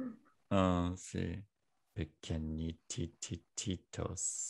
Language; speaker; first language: Spanish; non-native, learner; English